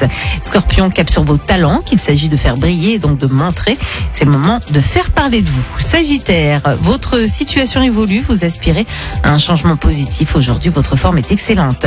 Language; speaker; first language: French; native; French